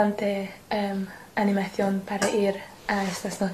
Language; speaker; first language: Spanish; non-native, learner; English